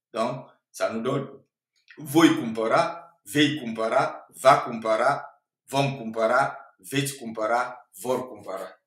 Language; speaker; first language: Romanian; non-native, fluent; French